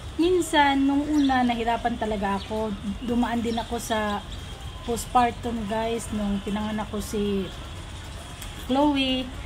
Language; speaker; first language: Filipino; non-native, local second language; Cebuano